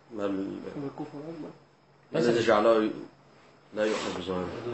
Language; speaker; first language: Arabic; native; Arabic